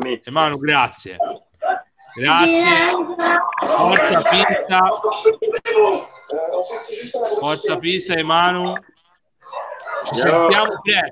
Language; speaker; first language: Italian; native; Italian